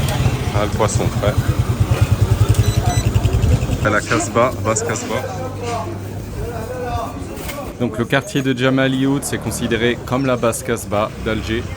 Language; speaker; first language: French; native; French